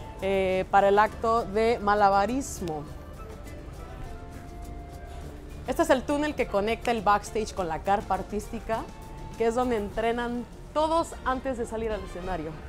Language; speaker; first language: Spanish; native; Spanish